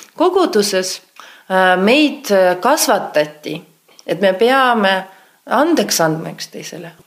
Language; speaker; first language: Estonian; non-native, local second language; Russian